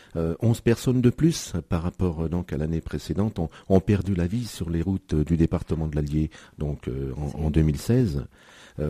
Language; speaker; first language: French; native; French